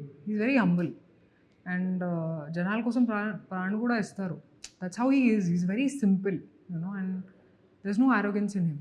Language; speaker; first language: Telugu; non-native, local second language; Hindi